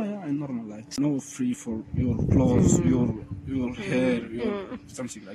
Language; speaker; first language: English; non-native, learner; Arabic